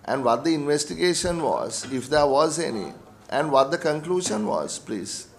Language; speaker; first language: English; non-native, local second language; Sinhala